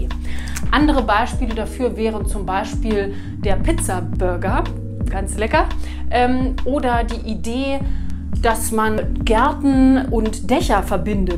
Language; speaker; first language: German; native; German